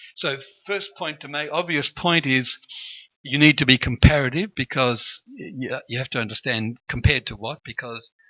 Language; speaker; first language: English; native; English